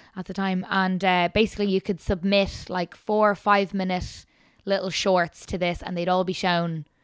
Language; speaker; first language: English; native; English